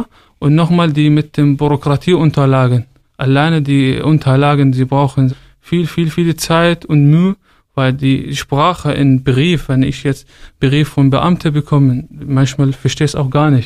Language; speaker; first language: German; non-native, fluent; Arabic